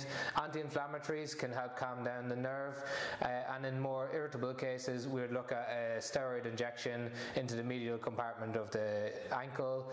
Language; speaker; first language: English; native; English